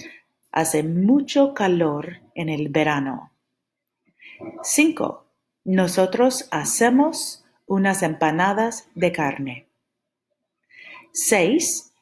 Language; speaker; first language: Spanish; non-native, fluent; English